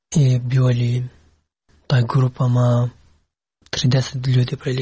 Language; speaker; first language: Serbian; non-native, learner; Pashto